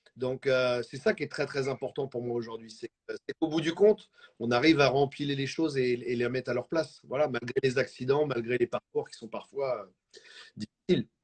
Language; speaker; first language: French; native; French